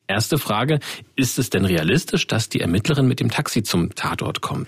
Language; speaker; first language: German; native; German